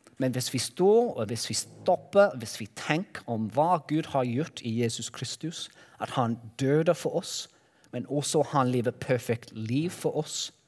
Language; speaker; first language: Norwegian; non-native, learner; Welsh